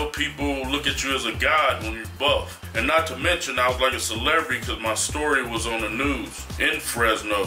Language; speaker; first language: English; native; English